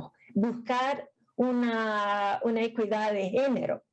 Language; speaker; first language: Spanish; non-native, fluent; Portuguese